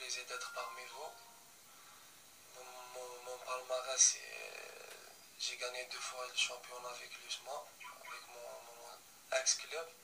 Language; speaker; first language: French; non-native, local second language; Arabic